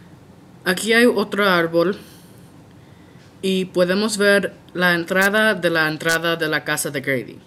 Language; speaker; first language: Spanish; non-native, learner; English